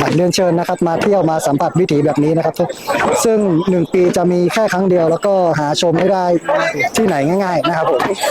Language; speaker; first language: Thai; native; Thai